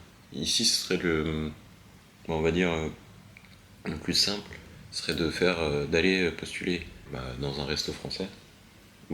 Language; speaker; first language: French; native; French